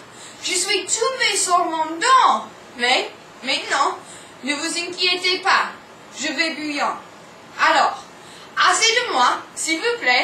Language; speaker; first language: French; non-native, learner; English